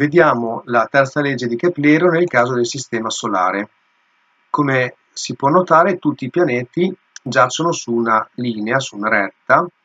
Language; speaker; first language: Italian; native; Italian